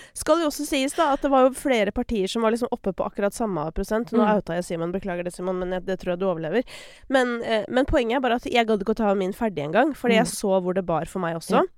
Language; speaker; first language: Norwegian; native; Norwegian